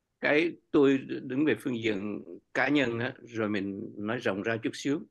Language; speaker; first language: Vietnamese; native; Vietnamese